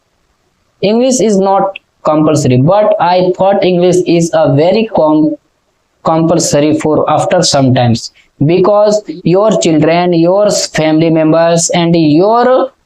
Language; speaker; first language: English; non-native, learner; Hindi